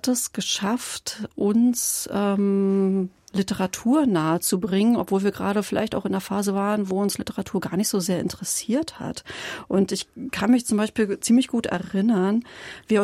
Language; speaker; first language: German; native; German